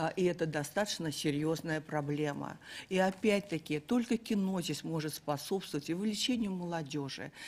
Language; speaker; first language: Russian; native; Russian